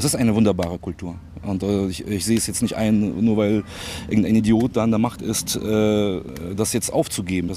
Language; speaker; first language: German; early bilingual, other home language; Russian